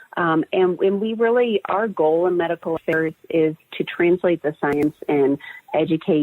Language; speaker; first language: English; native; English